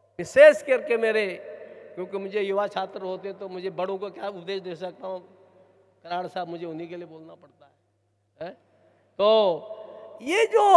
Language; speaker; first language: Hindi; non-native, local second language; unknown